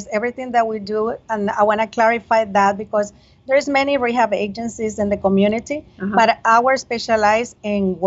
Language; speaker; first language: English; non-native, fluent; Spanish